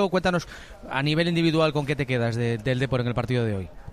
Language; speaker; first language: Spanish; native; Spanish